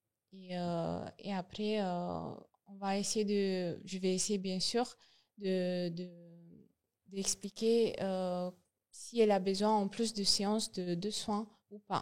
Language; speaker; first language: French; non-native, learner; Romanian